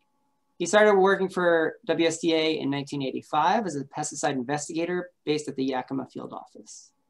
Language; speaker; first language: English; native; English